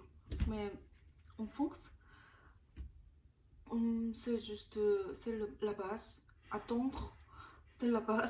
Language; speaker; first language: French; non-native, learner; Korean